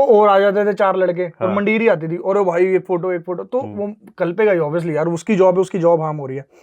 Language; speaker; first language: Hindi; native; Hindi